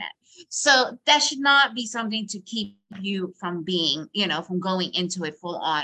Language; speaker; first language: English; early bilingual, other home language; Russian